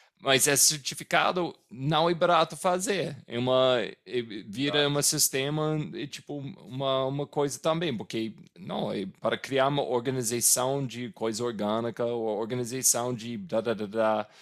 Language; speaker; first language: Portuguese; non-native, fluent; English